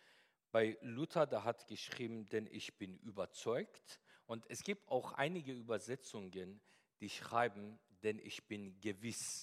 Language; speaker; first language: German; non-native, fluent; Persian